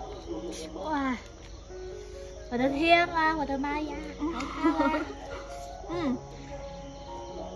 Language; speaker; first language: Chinese; non-native, learner; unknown